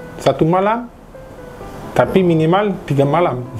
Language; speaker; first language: Indonesian; non-native, learner; French